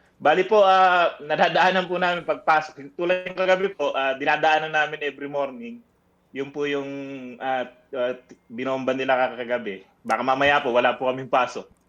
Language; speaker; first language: Filipino; native; Filipino